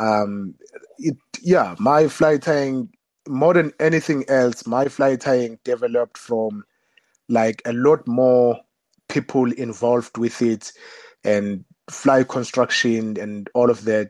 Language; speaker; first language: English; non-native, local second language; Zulu